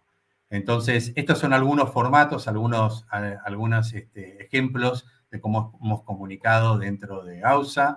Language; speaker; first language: Spanish; native; Spanish